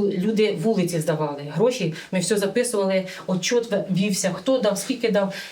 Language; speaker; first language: Ukrainian; native; Ukrainian